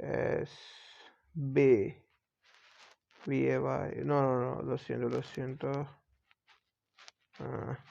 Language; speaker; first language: Spanish; non-native, learner; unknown